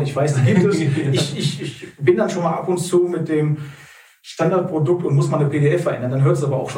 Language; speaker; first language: German; native; German